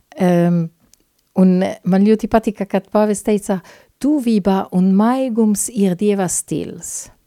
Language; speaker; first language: Latvian; non-native, fluent; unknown